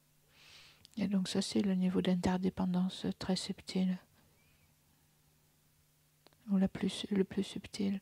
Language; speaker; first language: French; native; French